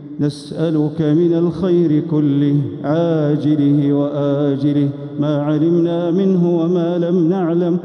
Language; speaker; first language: Arabic; native; Arabic